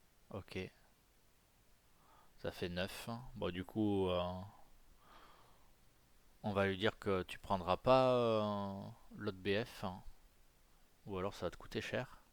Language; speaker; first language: French; native; French